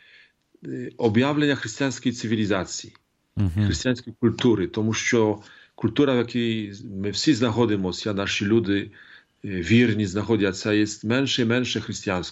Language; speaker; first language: Polish; non-native, learner; Ukrainian